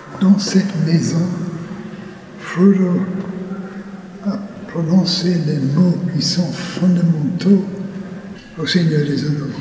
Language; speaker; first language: French; non-native, learner; English